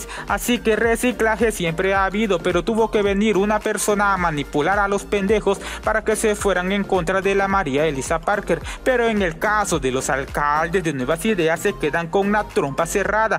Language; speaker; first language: Spanish; native; Spanish